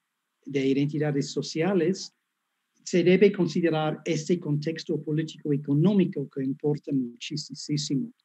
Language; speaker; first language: Spanish; non-native, fluent; English